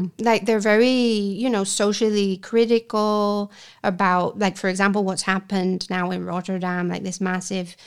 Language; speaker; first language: English; non-native, fluent; Spanish